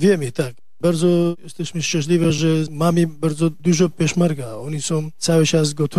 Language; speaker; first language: Polish; non-native, learner; Kurdish